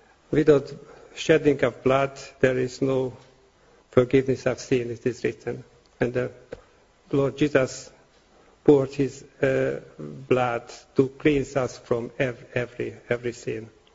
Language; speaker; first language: English; non-native, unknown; Hungarian